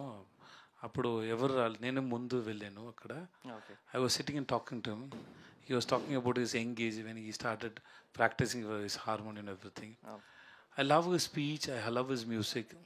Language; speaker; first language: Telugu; non-native, learner; Tamil